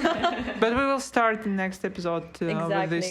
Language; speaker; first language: English; non-native, learner; Russian